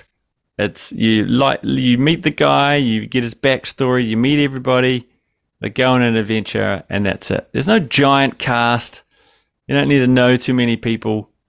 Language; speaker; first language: English; native; English